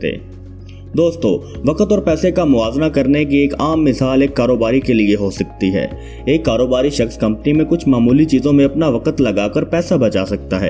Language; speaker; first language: Urdu; native; Urdu